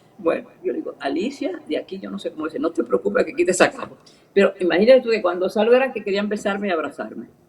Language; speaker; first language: Spanish; early bilingual, other home language; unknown